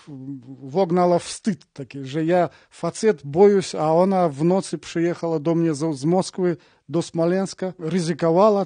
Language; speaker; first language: Polish; non-native, learner; Russian